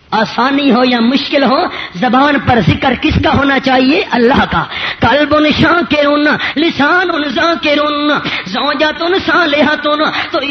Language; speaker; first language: Urdu; non-native, local second language; Punjabi